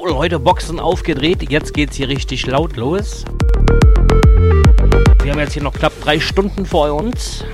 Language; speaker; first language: German; native; German